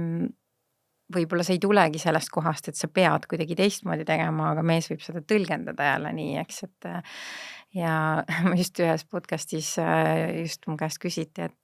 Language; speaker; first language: Estonian; native; Estonian